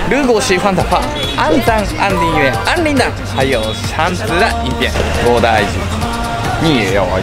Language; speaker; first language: Chinese; non-native, fluent; Japanese